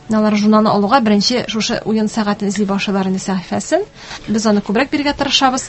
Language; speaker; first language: Tatar; native; Tatar